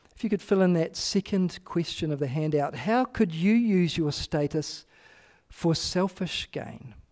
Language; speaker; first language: English; native; English